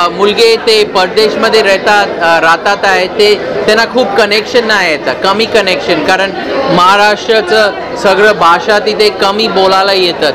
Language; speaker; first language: Marathi; early bilingual, heritage; English